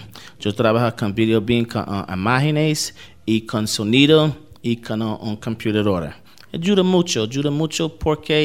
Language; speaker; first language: Spanish; non-native, learner; English